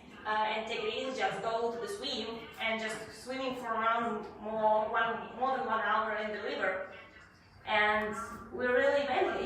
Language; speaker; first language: English; non-native, learner; Russian